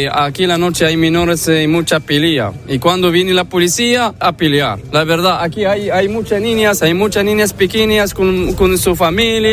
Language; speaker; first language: Spanish; non-native, learner; Arabic